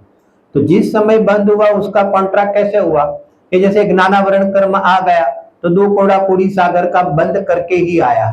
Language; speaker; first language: Hindi; non-native, local second language; Gujarati